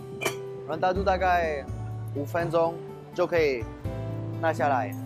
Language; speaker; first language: Chinese; non-native, fluent; French